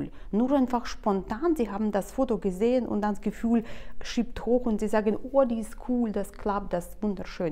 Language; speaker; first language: German; non-native, fluent; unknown